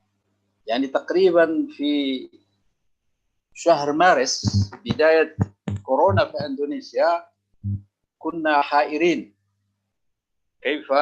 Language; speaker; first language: Arabic; non-native, local second language; Indonesian